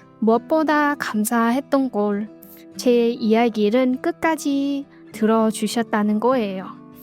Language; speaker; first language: Korean; non-native, fluent; Vietnamese